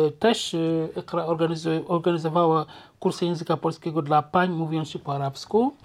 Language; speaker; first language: Polish; non-native, local second language; Wolof